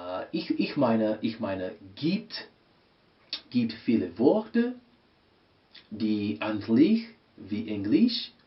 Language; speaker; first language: German; non-native, learner; English